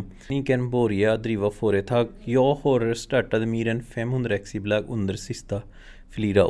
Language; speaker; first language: Swedish; non-native, learner; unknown